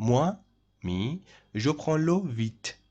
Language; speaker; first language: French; non-native, fluent; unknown